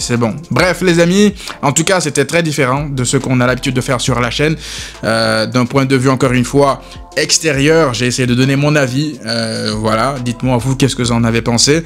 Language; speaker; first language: French; native; French